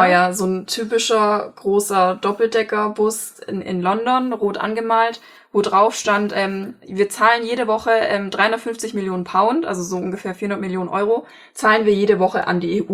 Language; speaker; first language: German; native; German